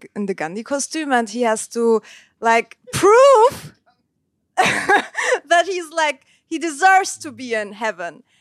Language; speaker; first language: English; non-native, fluent; Turkish